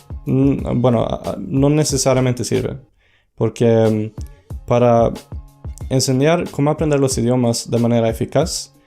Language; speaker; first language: Spanish; non-native, fluent; Swedish